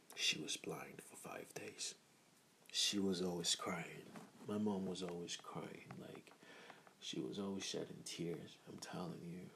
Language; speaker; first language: English; non-native, local second language; Igbo